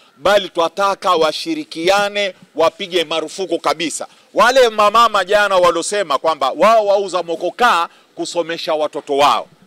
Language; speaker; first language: Swahili; native; Swahili